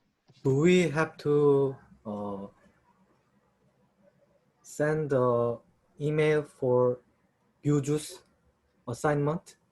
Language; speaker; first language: English; non-native, learner; Korean